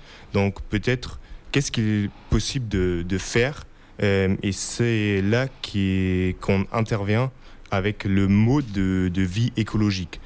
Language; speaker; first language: French; non-native, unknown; German